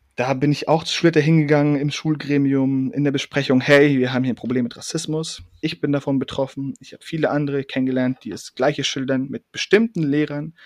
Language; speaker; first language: German; early bilingual, other home language; Persian